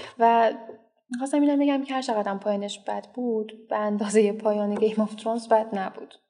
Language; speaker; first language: Persian; native; Persian